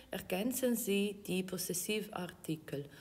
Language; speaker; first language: German; non-native, fluent; Ukrainian